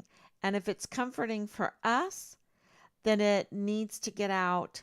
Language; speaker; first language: English; native; English